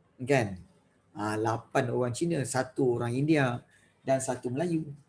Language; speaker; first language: Malay; native; Malay